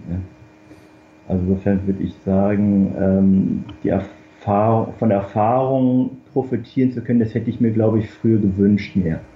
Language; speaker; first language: German; early bilingual, other home language; Korean